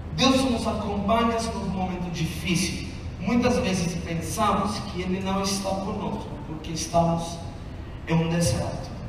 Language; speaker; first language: Portuguese; non-native, fluent; Italian